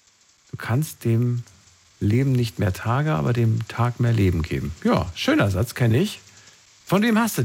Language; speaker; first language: German; native; German